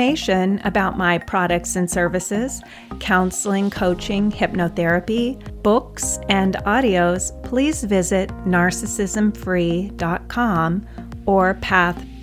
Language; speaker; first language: English; native; English